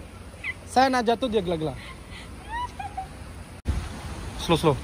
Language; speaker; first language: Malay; non-native, learner; Bangla